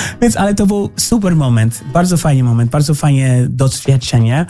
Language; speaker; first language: Polish; non-native, learner; English